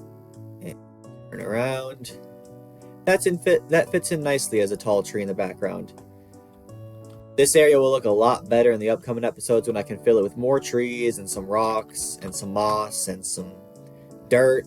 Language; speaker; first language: English; native; English